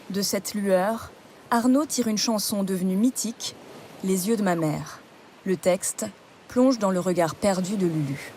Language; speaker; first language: French; native; French